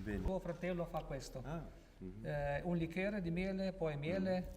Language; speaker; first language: Italian; non-native, fluent; Slovenian